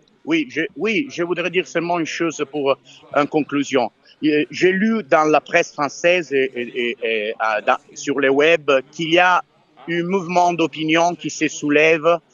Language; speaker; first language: French; non-native, fluent; Italian